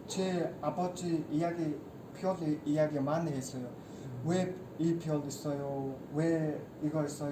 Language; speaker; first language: Korean; non-native, learner; Mongolian